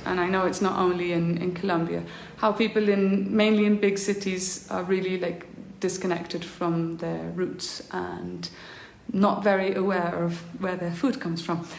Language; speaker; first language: English; early bilingual, heritage; English